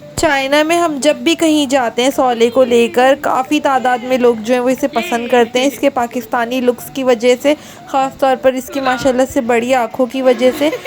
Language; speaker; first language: Urdu; native; Urdu